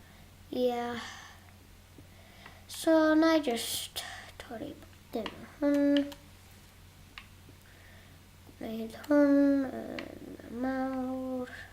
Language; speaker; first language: Welsh; non-native, local second language; English